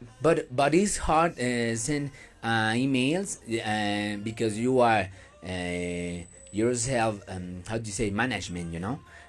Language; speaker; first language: English; non-native, learner; Spanish